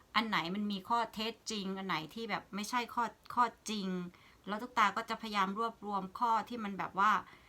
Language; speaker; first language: Thai; native; Thai